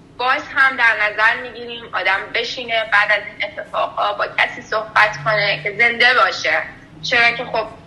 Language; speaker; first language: Persian; native; Persian